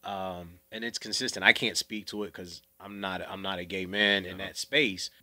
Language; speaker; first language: English; native; English